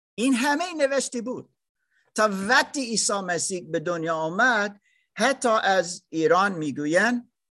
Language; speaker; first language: Persian; non-native, learner; German